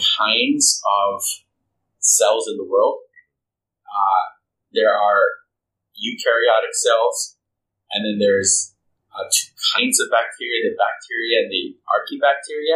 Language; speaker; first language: English; non-native, local second language; Filipino